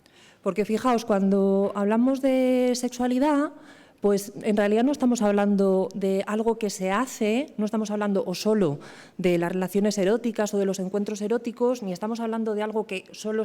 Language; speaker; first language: Spanish; native; Spanish